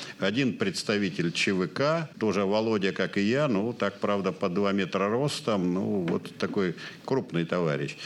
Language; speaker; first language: Russian; native; Russian